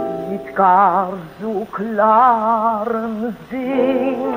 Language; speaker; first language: German; native; German